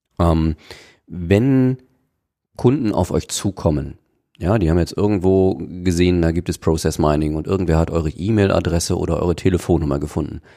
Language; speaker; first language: German; native; German